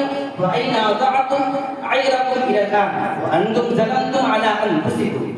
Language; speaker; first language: Arabic; non-native, learner; Urdu